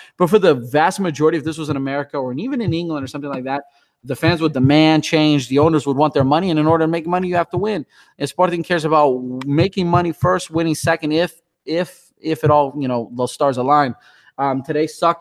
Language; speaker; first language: English; early bilingual, other home language; Portuguese